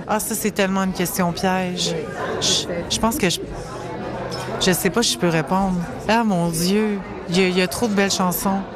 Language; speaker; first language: French; native; French